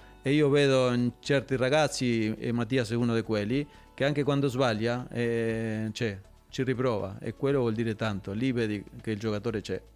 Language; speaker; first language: Italian; non-native, fluent; Spanish